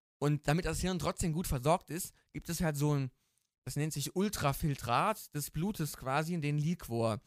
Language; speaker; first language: German; native; German